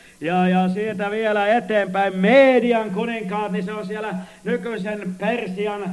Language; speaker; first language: Finnish; native; Finnish